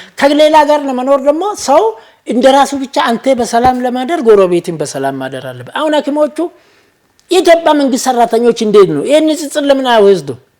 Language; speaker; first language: Amharic; non-native, local second language; Oromo